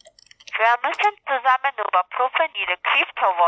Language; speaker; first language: German; non-native, learner; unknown